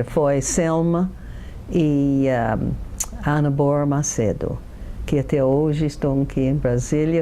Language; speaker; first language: Portuguese; non-native, fluent; English